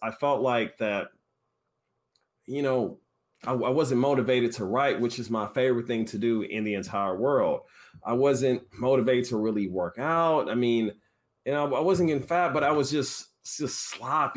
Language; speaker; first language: English; native; English